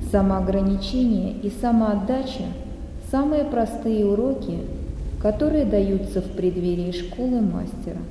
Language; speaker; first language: Russian; native; Russian